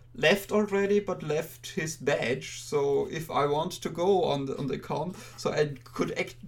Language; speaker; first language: English; non-native, fluent; German